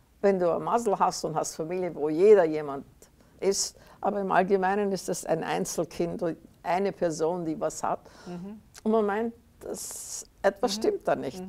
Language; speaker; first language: German; native; German